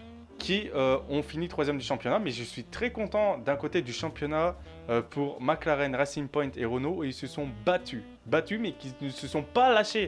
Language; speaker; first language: French; native; French